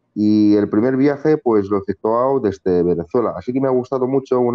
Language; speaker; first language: Spanish; non-native, fluent; Azerbaijani